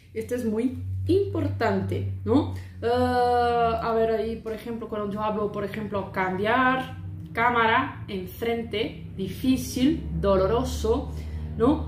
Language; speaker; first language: Spanish; non-native, fluent; Portuguese